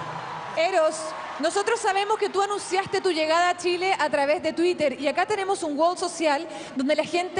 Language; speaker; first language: Spanish; native; Spanish